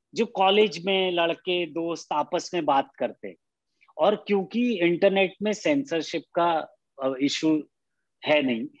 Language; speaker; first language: Hindi; native; Hindi